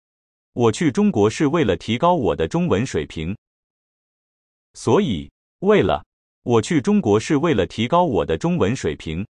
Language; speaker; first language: Chinese; non-native, learner; Japanese